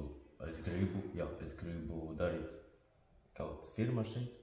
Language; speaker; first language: Latvian; non-native, learner; French